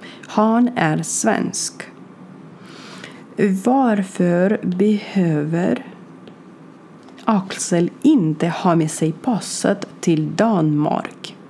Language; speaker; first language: Swedish; non-native, learner; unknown